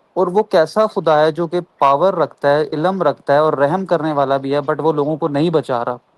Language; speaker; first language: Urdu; native; Urdu